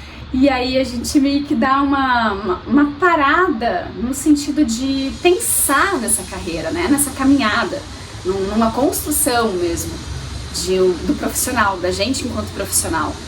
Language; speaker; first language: Portuguese; native; Portuguese